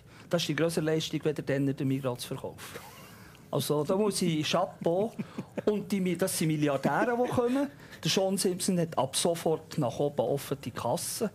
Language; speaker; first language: German; native; German